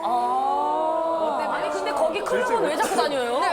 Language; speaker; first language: Korean; native; Korean